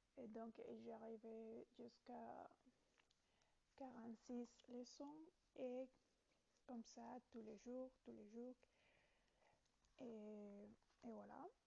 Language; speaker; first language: French; non-native, learner; Italian